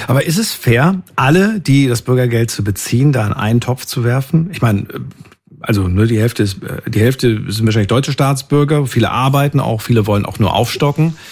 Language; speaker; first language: German; native; German